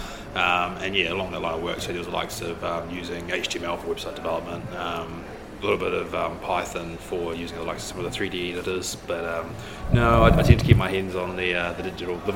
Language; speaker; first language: English; native; English